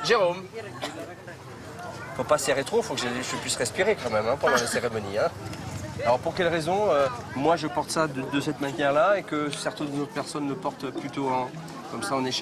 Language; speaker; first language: French; native; French